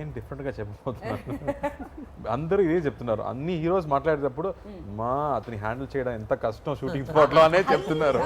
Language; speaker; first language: Telugu; non-native, fluent; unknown